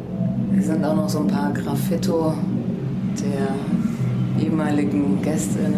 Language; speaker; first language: German; native; German